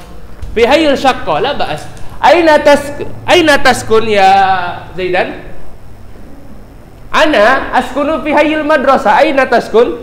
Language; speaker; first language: Arabic; non-native, fluent; Indonesian